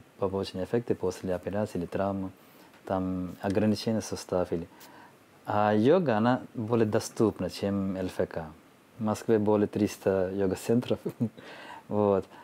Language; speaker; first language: Russian; non-native, fluent; Telugu